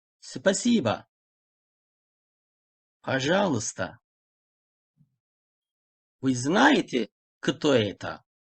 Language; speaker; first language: Russian; non-native, fluent; Turkish